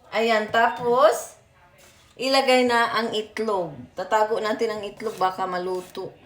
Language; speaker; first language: Filipino; non-native, local second language; Cebuano